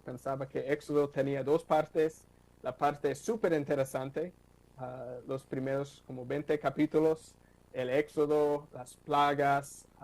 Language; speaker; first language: Spanish; non-native, fluent; English